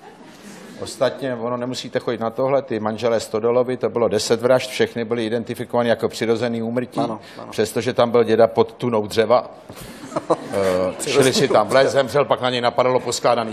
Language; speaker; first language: Czech; native; Czech